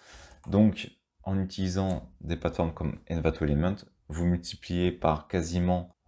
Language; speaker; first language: French; native; French